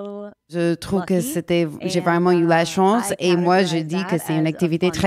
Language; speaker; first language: French; non-native, learner; English